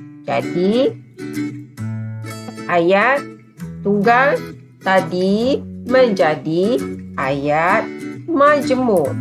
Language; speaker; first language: Malay; native; Malay